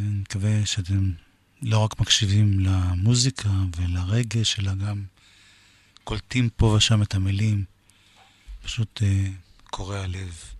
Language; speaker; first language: Hebrew; native; Hebrew